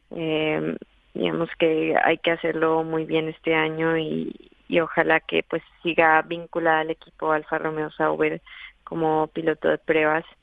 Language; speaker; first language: Spanish; native; Spanish